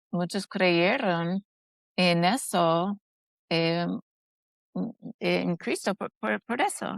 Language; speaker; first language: Spanish; non-native, fluent; English